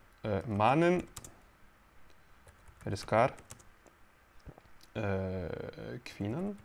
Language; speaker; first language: Swedish; non-native, learner; French